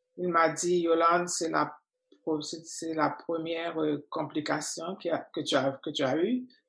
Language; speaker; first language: French; non-native, local second language; Haitian Creole